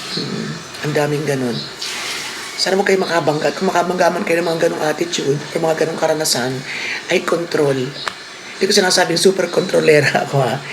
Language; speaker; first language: Filipino; native; Filipino